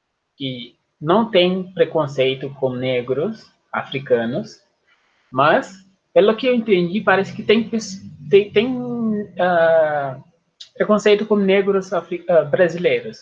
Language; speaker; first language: Portuguese; non-native, fluent; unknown